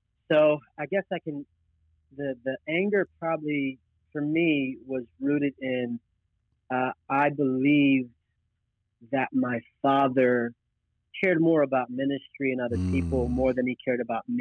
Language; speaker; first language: English; native; English